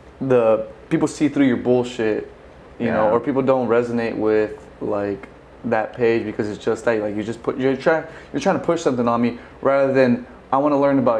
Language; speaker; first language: English; native; English